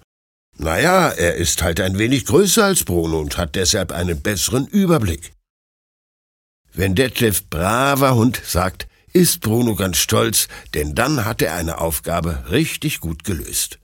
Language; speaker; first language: German; native; German